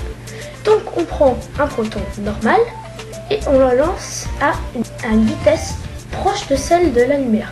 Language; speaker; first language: French; native; French